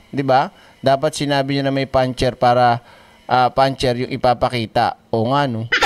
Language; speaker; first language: Filipino; native; Filipino